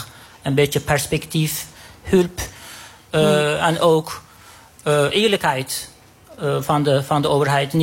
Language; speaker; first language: Dutch; non-native, fluent; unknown